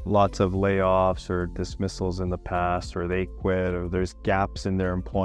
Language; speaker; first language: English; native; English